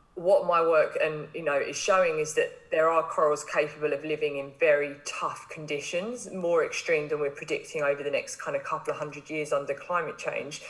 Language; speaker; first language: English; native; English